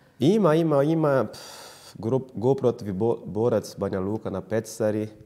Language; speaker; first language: Croatian; non-native, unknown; Portuguese